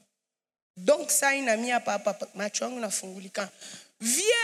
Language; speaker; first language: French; non-native, local second language; Swahili